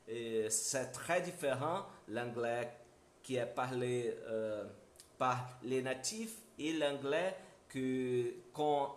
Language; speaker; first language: French; non-native, learner; Portuguese